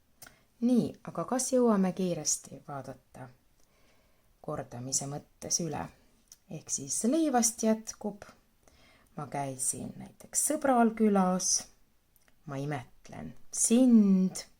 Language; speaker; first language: Estonian; non-native, local second language; Russian